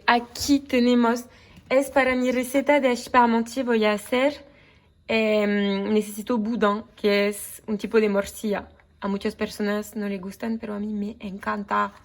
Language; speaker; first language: Spanish; non-native, fluent; French